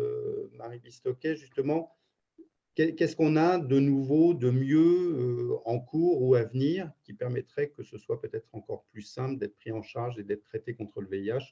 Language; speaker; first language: French; native; French